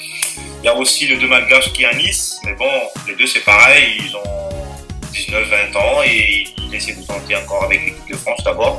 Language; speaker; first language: French; non-native, local second language; Malagasy